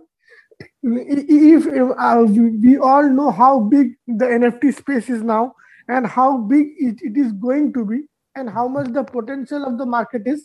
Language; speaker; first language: English; non-native, local second language; Bangla